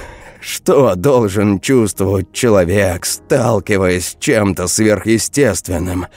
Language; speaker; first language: Russian; native; Russian